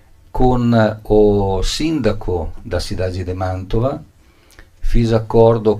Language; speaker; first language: Portuguese; non-native, learner; Italian